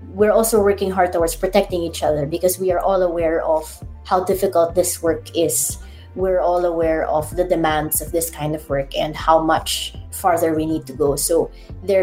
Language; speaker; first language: English; non-native, local second language; Iloko